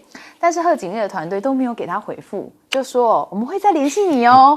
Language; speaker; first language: Chinese; native; Chinese